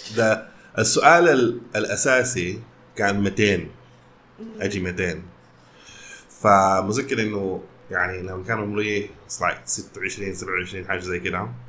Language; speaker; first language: Arabic; early bilingual, heritage; Arabic